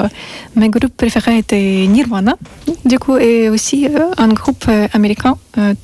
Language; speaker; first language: French; non-native, learner; Russian